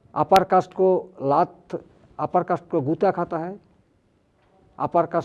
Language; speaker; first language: Hindi; non-native, learner; Bangla